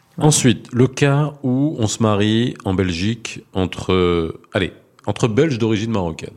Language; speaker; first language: French; early bilingual, other home language; Arabic